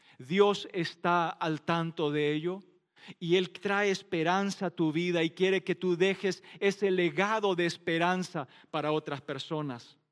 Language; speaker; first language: Spanish; non-native, local second language; Plautdietsch